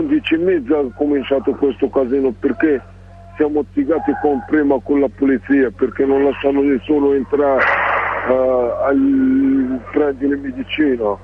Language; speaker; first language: Italian; non-native, learner; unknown